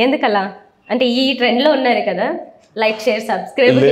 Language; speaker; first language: Telugu; native; Telugu